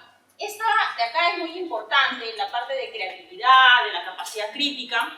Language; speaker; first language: Spanish; native; Spanish